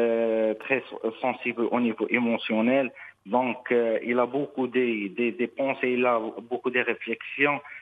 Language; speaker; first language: French; non-native, local second language; Arabic